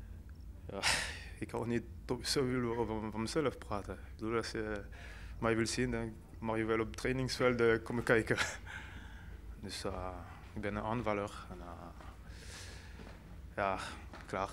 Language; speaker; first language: Dutch; non-native, fluent; French